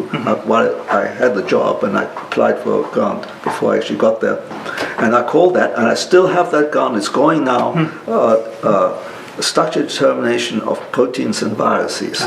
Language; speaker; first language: English; non-native, local second language; German